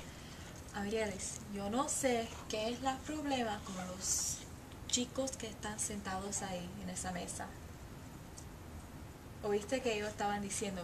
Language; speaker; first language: Spanish; non-native, learner; English